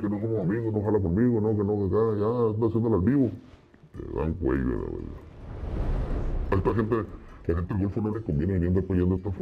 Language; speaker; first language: Spanish; native; Spanish